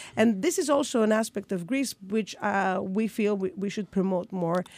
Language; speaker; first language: English; non-native, fluent; Greek